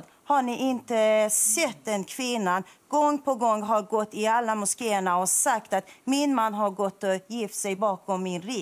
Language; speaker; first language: Swedish; non-native, fluent; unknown